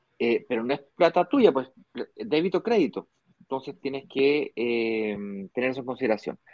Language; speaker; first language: Spanish; native; Spanish